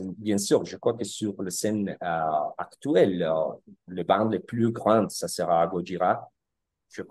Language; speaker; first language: French; non-native, learner; Spanish